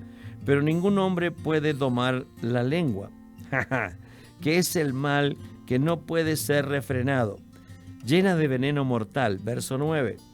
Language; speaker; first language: Spanish; native; Spanish